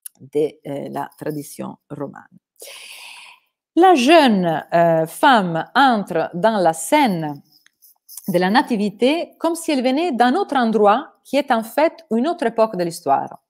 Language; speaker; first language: French; non-native, fluent; Italian